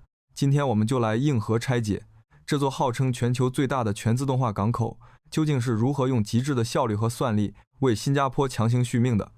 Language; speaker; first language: Chinese; native; Chinese